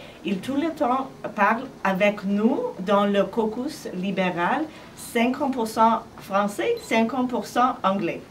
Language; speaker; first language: French; non-native, learner; English